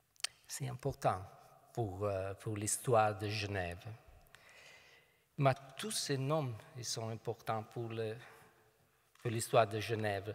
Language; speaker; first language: French; non-native, fluent; Italian